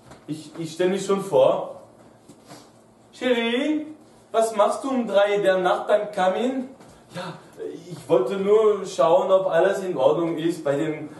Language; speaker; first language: German; non-native, fluent; French